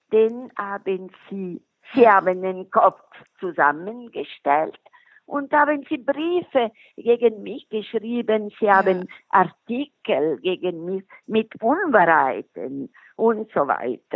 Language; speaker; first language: German; non-native, local second language; Italian